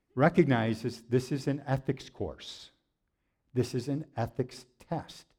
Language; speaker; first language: English; native; English